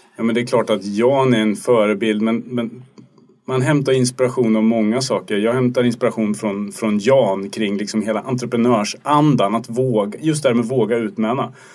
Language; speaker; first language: Swedish; native; Swedish